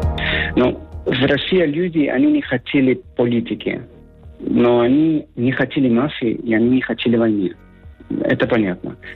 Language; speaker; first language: Russian; non-native, fluent; Spanish